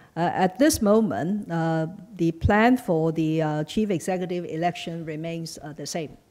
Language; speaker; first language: English; non-native, local second language; Chinese